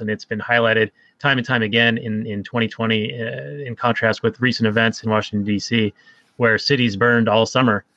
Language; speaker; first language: English; native; English